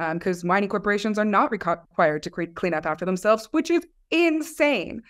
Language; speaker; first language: English; native; English